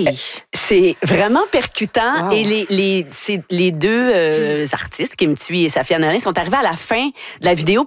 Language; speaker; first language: French; native; French